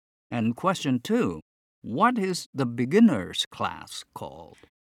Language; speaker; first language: English; non-native, fluent; Japanese